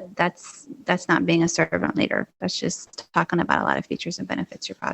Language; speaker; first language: English; native; English